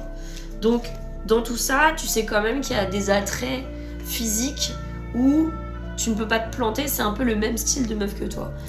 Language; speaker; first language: French; native; French